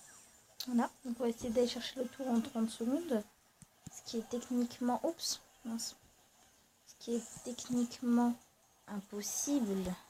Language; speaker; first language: French; native; French